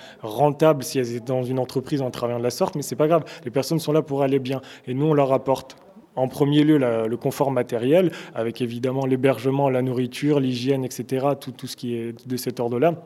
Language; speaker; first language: French; native; French